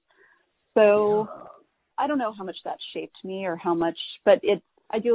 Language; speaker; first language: English; native; English